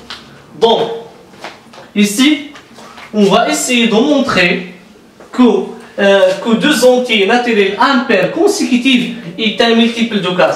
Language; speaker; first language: French; non-native, local second language; Arabic